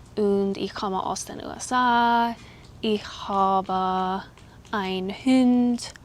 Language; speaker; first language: German; non-native, learner; English